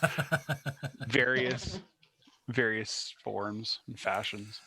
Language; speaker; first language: English; native; English